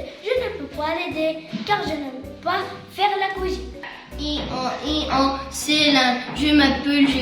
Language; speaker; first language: French; non-native, learner; Arabic